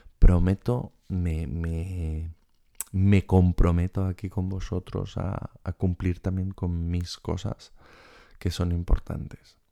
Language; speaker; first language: Spanish; non-native, fluent; German